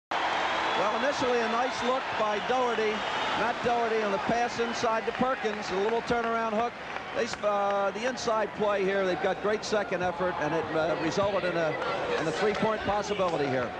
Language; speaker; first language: English; native; English